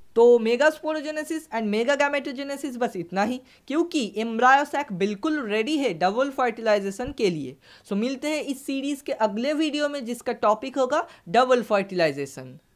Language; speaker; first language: Hindi; non-native, local second language; Bangla